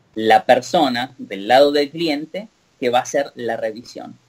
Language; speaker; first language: Spanish; native; Spanish